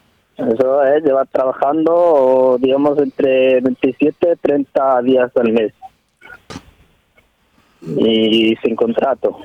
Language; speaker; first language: Spanish; non-native, learner; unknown